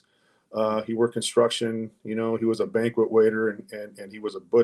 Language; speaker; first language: English; early bilingual, other home language; Spanish